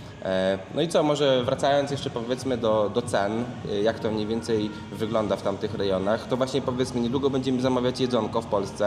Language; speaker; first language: Polish; native; Polish